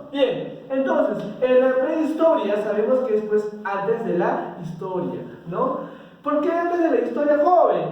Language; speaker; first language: Spanish; native; Spanish